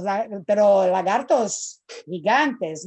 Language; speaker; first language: Spanish; non-native, fluent; Portuguese